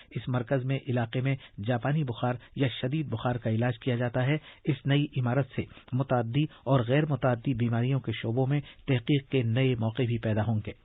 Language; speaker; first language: Urdu; native; Urdu